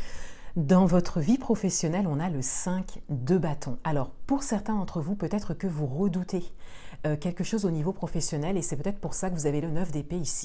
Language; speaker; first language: French; native; French